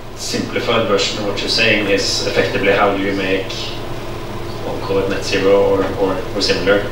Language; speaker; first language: English; non-native, fluent; Norwegian